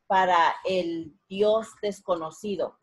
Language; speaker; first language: Spanish; native; Spanish